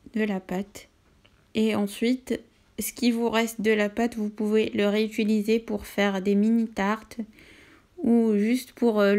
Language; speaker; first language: French; non-native, local second language; Arabic